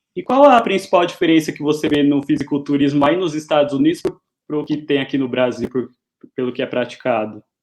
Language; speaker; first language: Portuguese; native; Portuguese